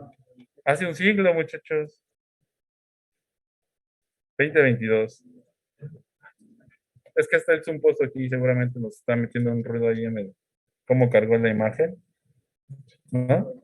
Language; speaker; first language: Spanish; native; Spanish